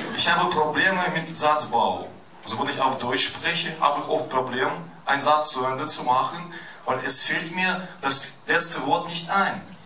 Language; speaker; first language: German; non-native, fluent; Russian